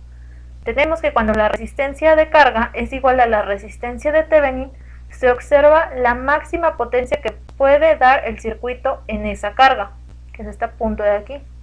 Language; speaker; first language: Spanish; native; Spanish